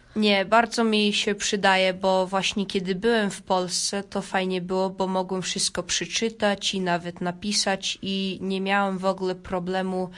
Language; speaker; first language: Polish; early bilingual, heritage; Polish